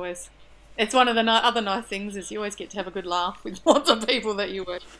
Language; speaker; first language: English; native; English